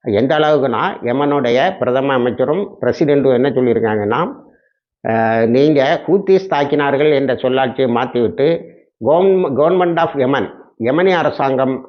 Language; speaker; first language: Tamil; native; Tamil